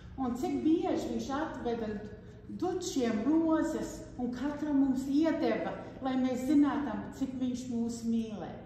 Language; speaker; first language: Latvian; early bilingual, heritage; Latvian